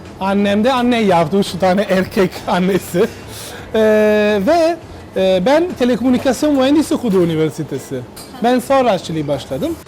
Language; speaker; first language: Turkish; non-native, learner; Italian